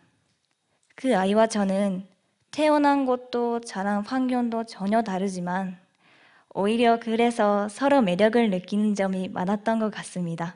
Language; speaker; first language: Korean; non-native, fluent; Japanese